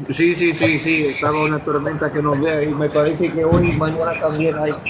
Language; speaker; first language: Spanish; non-native, learner; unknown